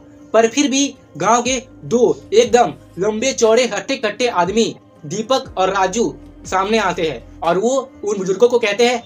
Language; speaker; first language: Hindi; native; Hindi